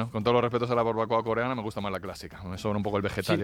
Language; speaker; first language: Spanish; native; Spanish